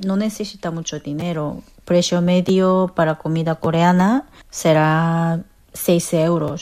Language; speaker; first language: Spanish; non-native, fluent; Korean